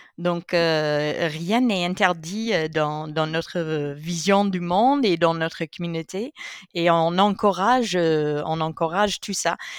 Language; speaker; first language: French; non-native, fluent; English